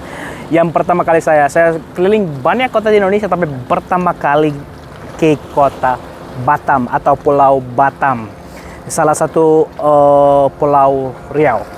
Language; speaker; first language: Indonesian; non-native, fluent; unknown